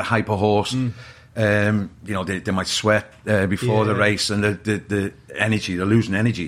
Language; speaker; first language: English; native; English